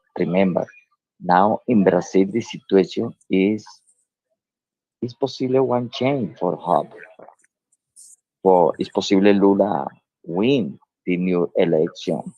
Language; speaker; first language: English; non-native, learner; Spanish